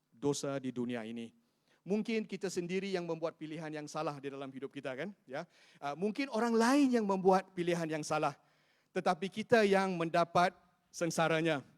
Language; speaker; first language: Malay; non-native, local second language; Chinese